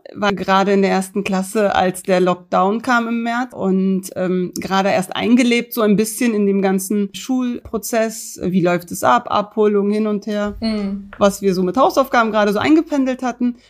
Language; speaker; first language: German; early bilingual, other home language; Turkish